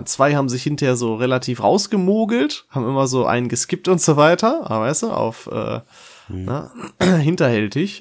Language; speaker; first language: German; native; German